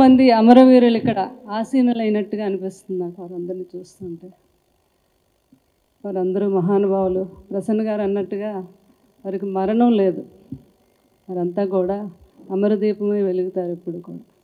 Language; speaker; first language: Telugu; native; Telugu